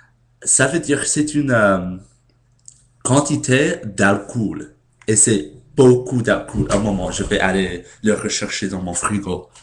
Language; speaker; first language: French; non-native, learner; English